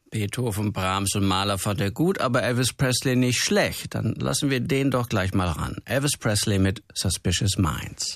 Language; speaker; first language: German; native; German